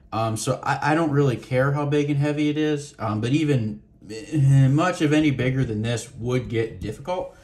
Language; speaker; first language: English; native; English